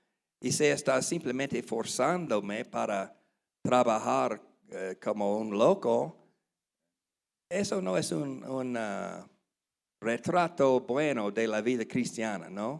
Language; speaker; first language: Spanish; non-native, learner; English